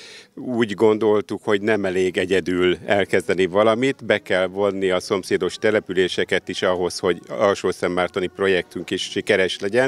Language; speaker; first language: Hungarian; native; Hungarian